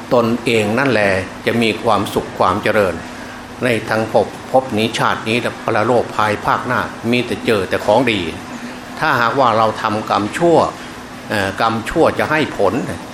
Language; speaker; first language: Thai; non-native, local second language; Northeastern Thai